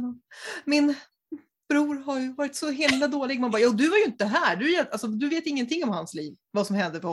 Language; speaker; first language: Swedish; native; Swedish